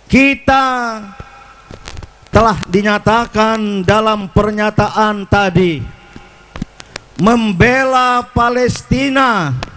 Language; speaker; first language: Indonesian; native; Indonesian